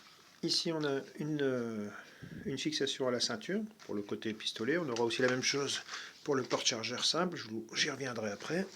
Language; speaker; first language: French; native; French